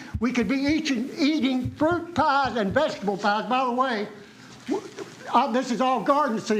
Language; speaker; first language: English; native; English